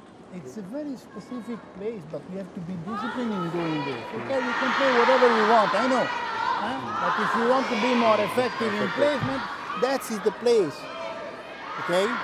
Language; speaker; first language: English; non-native, fluent; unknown